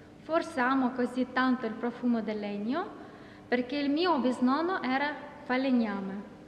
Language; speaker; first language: Italian; non-native, fluent; Ukrainian